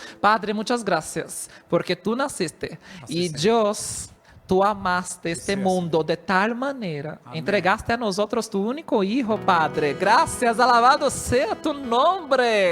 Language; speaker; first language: Spanish; non-native, learner; Portuguese